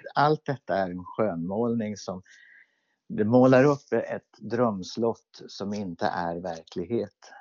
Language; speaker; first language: Swedish; native; Swedish